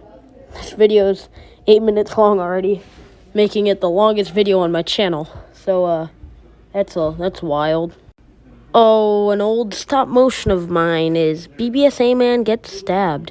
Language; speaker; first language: English; native; English